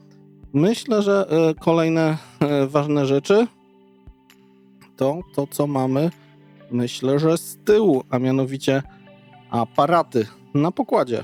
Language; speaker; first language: Polish; native; Polish